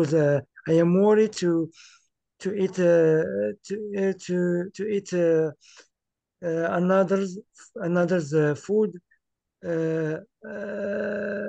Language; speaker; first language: English; non-native, learner; Arabic